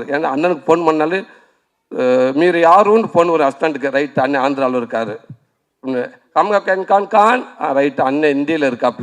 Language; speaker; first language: Tamil; native; Tamil